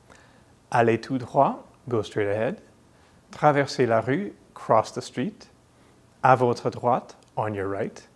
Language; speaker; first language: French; non-native, fluent; English